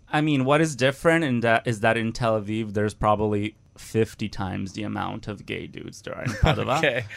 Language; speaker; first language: English; non-native, fluent; Italian